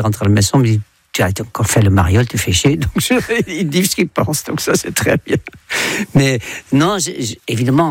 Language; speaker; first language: French; non-native, fluent; Dutch